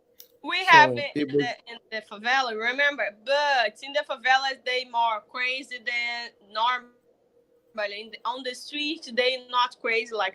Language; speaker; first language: English; non-native, learner; Portuguese